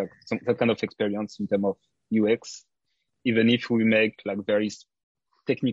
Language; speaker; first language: English; non-native, fluent; French